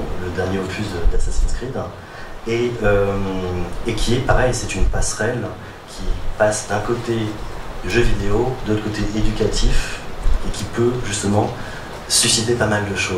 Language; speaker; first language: French; native; French